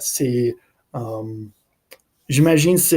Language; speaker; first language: French; non-native, learner; English